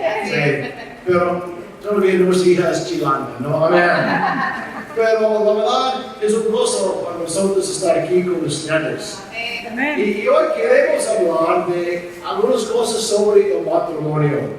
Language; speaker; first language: Spanish; non-native, fluent; English